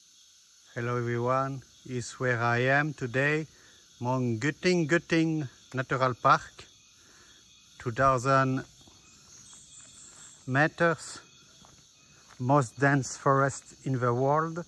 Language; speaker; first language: English; non-native, learner; French